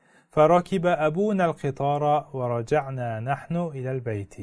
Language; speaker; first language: Arabic; non-native, fluent; Uzbek